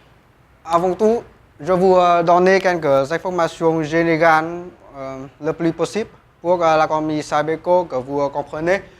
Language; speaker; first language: French; non-native, learner; Vietnamese